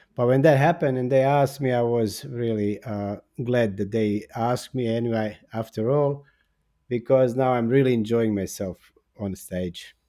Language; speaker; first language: English; non-native, fluent; Bosnian